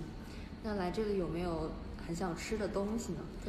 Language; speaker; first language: Chinese; native; Chinese